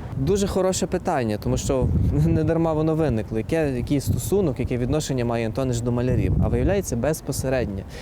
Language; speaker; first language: Ukrainian; native; Ukrainian